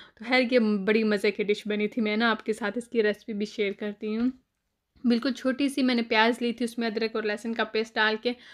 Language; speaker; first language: Urdu; native; Urdu